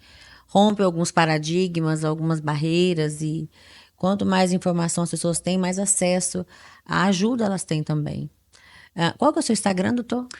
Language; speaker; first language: Portuguese; native; Portuguese